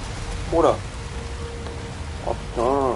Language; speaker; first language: French; native; French